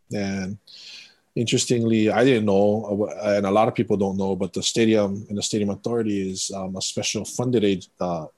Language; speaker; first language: English; native; English